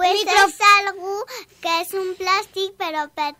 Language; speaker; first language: Catalan; non-native, local second language; Spanish